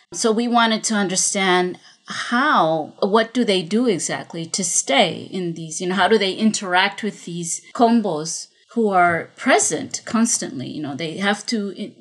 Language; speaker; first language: English; non-native, fluent; Spanish